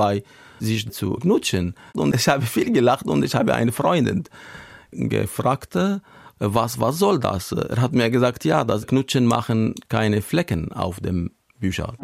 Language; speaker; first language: German; non-native, learner; Arabic